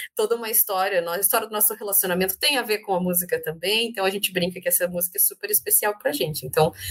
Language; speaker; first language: Portuguese; native; Portuguese